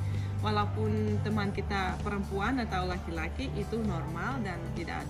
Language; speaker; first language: Indonesian; non-native, fluent; Russian